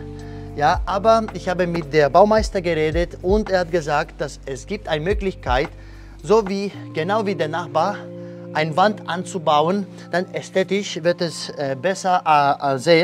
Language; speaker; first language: German; non-native, learner; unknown